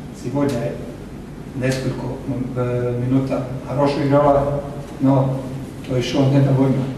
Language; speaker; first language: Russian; non-native, learner; Macedonian